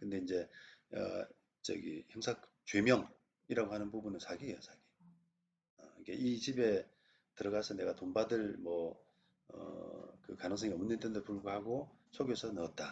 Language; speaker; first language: Korean; native; Korean